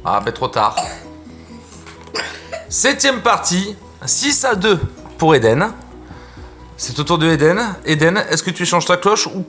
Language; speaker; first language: French; native; French